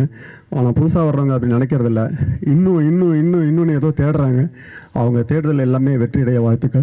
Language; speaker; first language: Tamil; native; Tamil